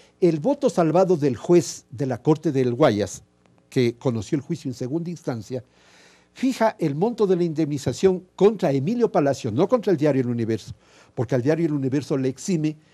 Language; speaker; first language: Spanish; native; Spanish